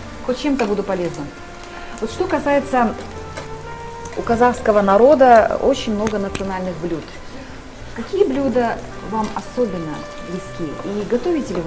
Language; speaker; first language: Russian; native; Russian